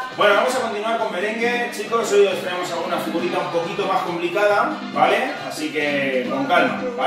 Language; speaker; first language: Spanish; native; Spanish